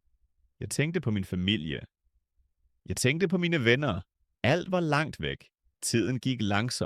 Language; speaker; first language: Danish; non-native, fluent; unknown